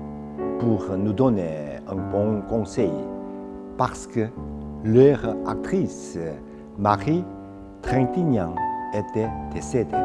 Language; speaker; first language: French; non-native, fluent; Korean